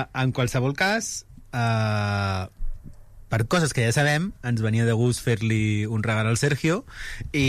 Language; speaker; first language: Catalan; native; Catalan